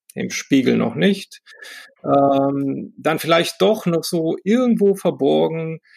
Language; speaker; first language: German; early bilingual, heritage; Romanian